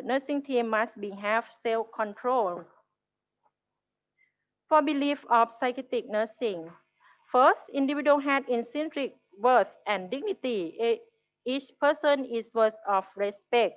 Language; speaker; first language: English; non-native, learner; Thai